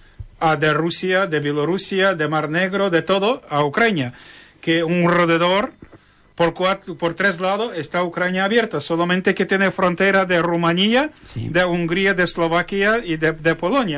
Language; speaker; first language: Spanish; non-native, learner; Ukrainian